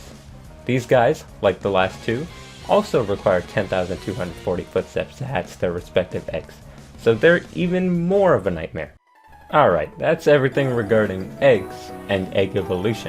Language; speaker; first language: English; native; English